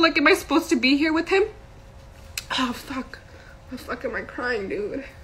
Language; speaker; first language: English; early bilingual, other home language; Punjabi